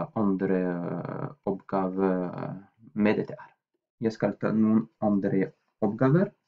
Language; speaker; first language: Norwegian; non-native, fluent; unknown